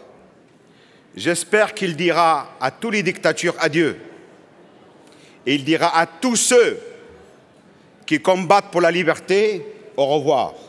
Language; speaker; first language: French; non-native, local second language; Arabic